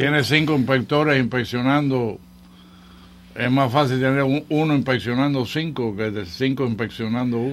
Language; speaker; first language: Spanish; native; Spanish